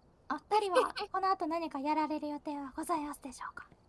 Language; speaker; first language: Japanese; native; Japanese